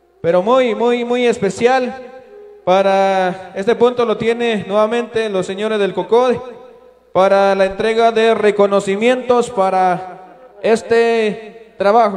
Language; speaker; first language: Spanish; non-native, local second language; Kaqchikel